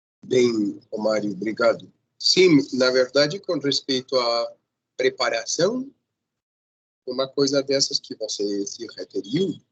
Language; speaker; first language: Portuguese; non-native, fluent; Spanish